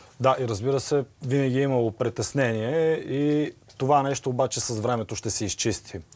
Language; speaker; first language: Bulgarian; native; Bulgarian